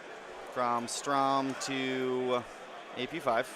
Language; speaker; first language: English; native; English